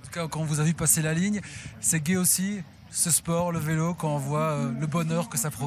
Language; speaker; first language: French; native; French